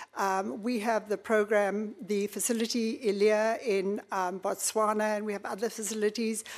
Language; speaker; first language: English; native; English